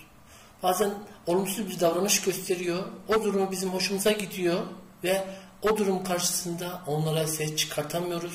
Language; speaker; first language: Turkish; native; Turkish